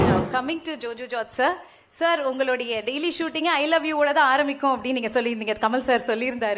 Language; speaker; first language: Tamil; native; Tamil